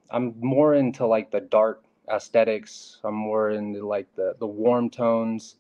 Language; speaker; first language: English; native; English